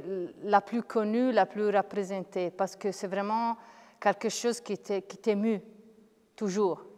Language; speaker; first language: French; non-native, fluent; Italian